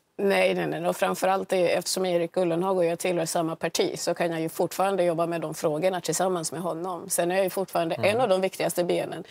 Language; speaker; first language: Swedish; early bilingual, other home language; Swahili